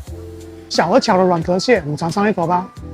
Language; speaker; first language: Chinese; native; Chinese